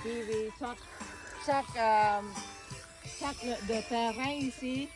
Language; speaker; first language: French; non-native, learner; Thai